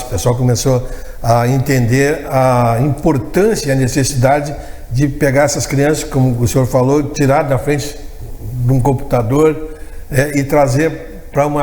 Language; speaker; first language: Portuguese; native; Portuguese